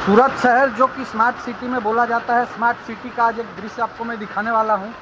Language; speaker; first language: Hindi; non-native, local second language; Gujarati